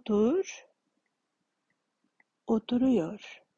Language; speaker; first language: Turkish; non-native, fluent; Kazakh